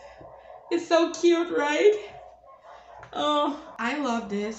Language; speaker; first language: English; non-native, learner; Portuguese